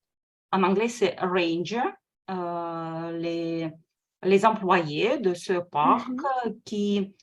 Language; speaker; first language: French; non-native, fluent; Russian